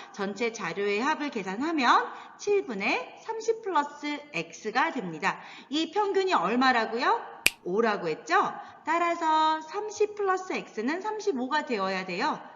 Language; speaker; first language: Korean; native; Korean